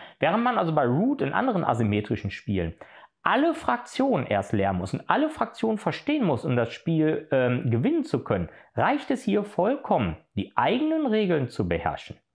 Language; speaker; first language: German; native; German